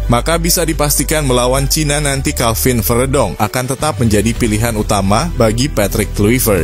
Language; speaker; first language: Indonesian; native; Indonesian